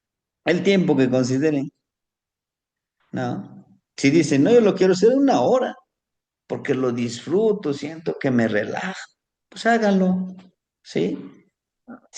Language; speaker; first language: Spanish; native; Spanish